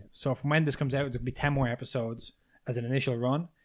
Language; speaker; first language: English; native; English